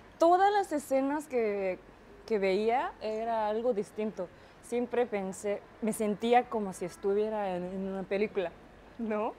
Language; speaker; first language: Spanish; non-native, fluent; Japanese